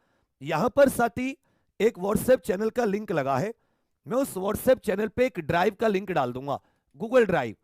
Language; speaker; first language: Hindi; native; Hindi